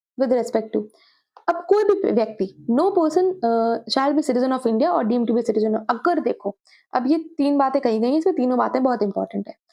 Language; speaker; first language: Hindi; native; Hindi